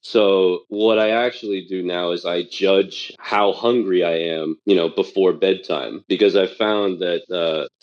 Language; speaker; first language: English; early bilingual, other home language; Chinese